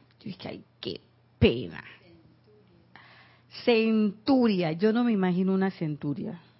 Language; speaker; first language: Spanish; native; Spanish